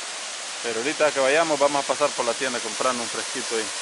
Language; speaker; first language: Spanish; native; Spanish